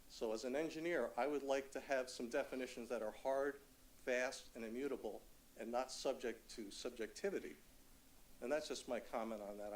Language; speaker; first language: English; native; English